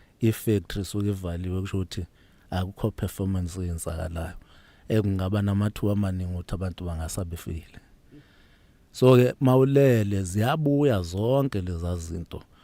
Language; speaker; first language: Zulu; native; Zulu